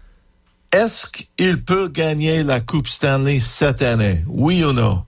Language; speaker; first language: French; non-native, learner; English